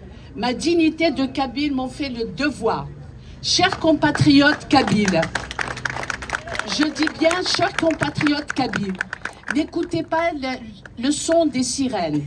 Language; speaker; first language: French; non-native, local second language; Kabyle